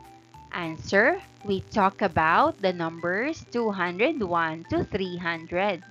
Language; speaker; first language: English; non-native, local second language; Filipino